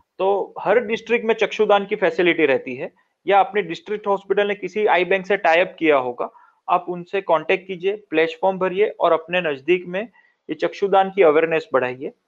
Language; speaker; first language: Hindi; non-native, local second language; Gujarati